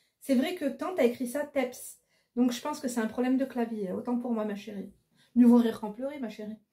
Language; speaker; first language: French; native; French